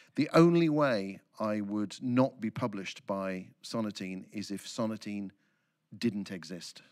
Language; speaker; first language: English; native; English